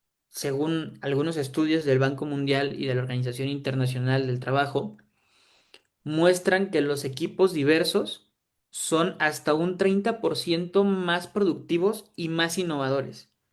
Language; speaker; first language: Spanish; native; Spanish